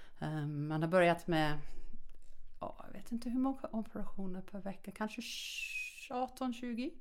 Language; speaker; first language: Swedish; native; Swedish